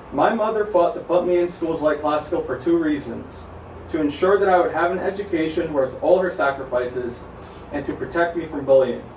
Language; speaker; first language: English; native; English